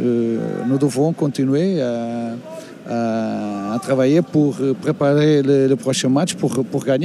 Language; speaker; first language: French; non-native, learner; Portuguese